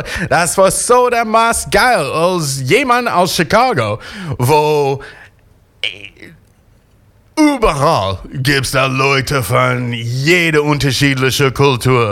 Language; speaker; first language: German; non-native, fluent; English